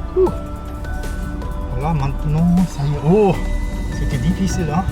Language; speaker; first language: French; non-native, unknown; Japanese